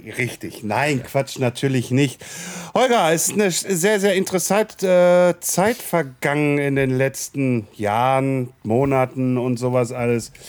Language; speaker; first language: German; native; German